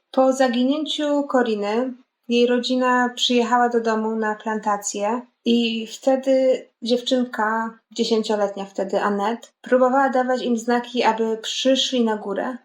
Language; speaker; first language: Polish; native; Polish